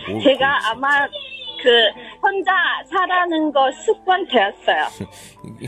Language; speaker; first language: Korean; non-native, learner; Chinese